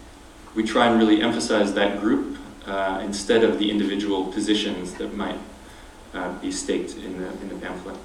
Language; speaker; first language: English; native; English